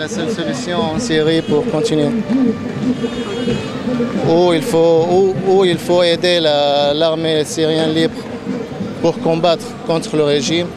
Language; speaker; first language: French; non-native, fluent; Arabic